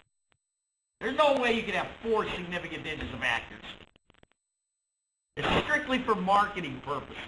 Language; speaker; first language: English; native; English